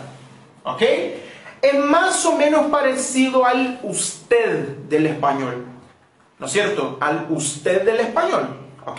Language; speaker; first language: Spanish; non-native, fluent; Portuguese